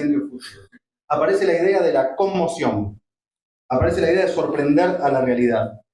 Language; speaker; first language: Spanish; native; Spanish